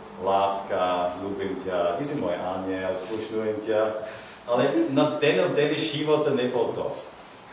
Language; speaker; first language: Slovak; non-native, learner; German